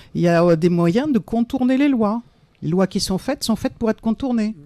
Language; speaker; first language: French; native; French